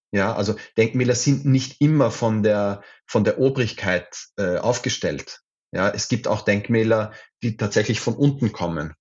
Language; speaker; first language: German; native; German